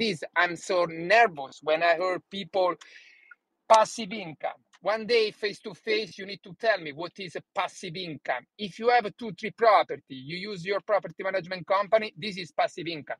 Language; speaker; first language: English; non-native, learner; Italian